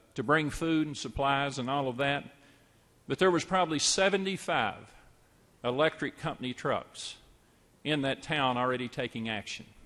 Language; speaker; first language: English; native; English